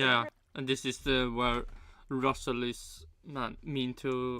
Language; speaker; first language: English; non-native, fluent; Swedish